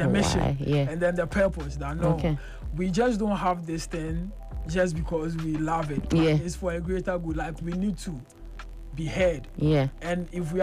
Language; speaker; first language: English; non-native, local second language; Akan